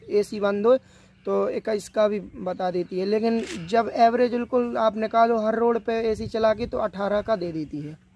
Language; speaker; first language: Hindi; native; Hindi